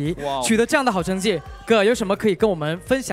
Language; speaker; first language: Chinese; native; Chinese